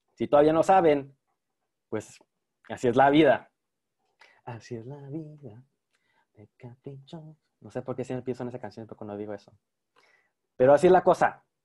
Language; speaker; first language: Spanish; early bilingual, heritage; Spanish